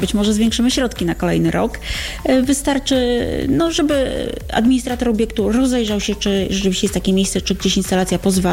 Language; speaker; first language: Polish; native; Polish